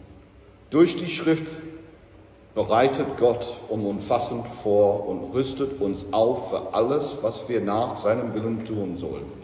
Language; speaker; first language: German; non-native, fluent; English